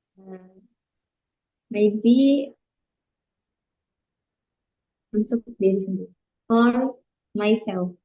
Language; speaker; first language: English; non-native, learner; Indonesian